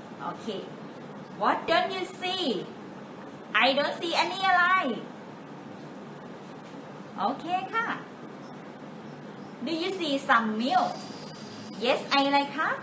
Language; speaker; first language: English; non-native, fluent; Thai